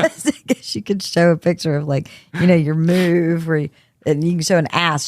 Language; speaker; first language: English; native; English